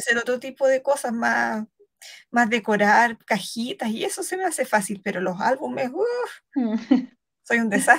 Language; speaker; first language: Spanish; native; Spanish